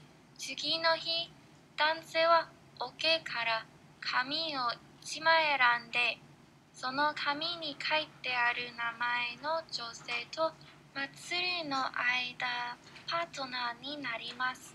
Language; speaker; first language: Japanese; non-native, learner; English